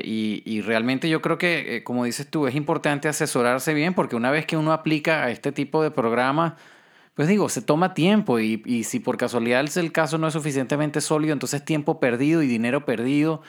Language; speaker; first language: Spanish; native; Spanish